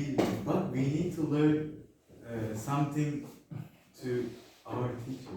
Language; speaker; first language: English; non-native, learner; Turkish